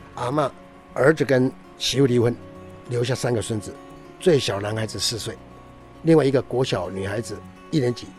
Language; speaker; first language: Chinese; native; Chinese